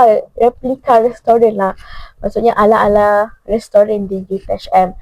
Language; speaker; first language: Malay; native; Malay